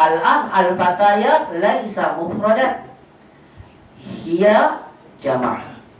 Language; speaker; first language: Arabic; non-native, fluent; Indonesian